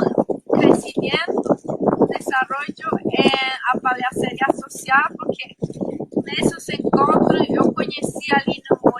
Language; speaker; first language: Portuguese; non-native, fluent; Spanish